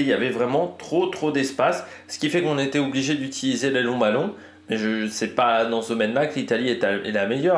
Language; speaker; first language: French; native; French